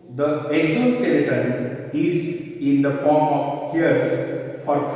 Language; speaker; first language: English; non-native, local second language; Marathi